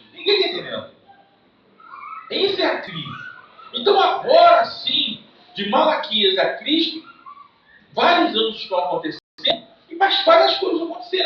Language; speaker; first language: Portuguese; native; Portuguese